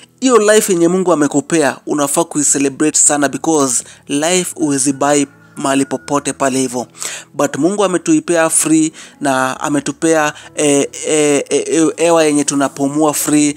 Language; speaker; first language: Swahili; non-native, local second language; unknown